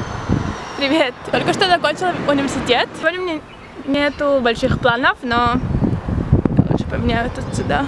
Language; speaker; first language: Russian; early bilingual, heritage; Russian